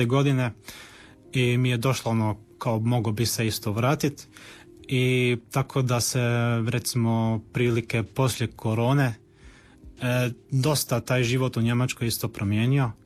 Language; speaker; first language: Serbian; early bilingual, heritage; Croatian